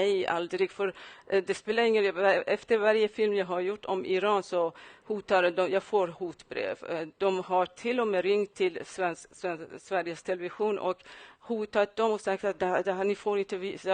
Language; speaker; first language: Swedish; non-native, fluent; Persian